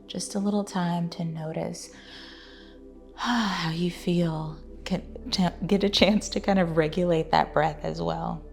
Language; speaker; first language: English; native; English